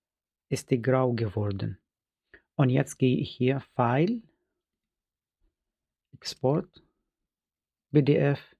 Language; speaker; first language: German; non-native, fluent; Arabic